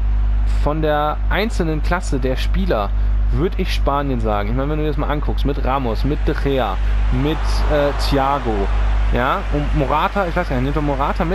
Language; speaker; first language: German; native; German